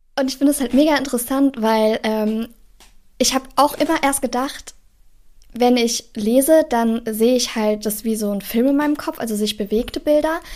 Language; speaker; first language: German; native; German